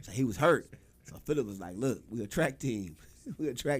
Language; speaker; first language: English; native; English